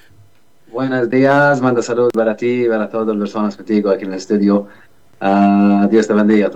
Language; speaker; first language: Spanish; non-native, learner; Arabic